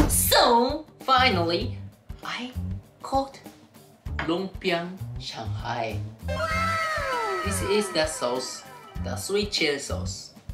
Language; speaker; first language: English; non-native, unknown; Japanese